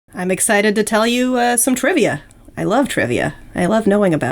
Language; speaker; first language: English; native; English